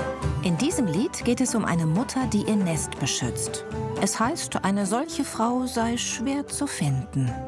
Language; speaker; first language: German; native; German